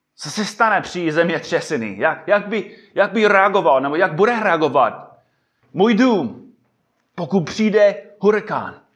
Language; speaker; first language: Czech; non-native, fluent; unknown